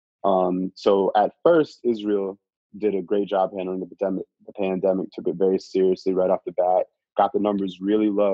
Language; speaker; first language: English; native; English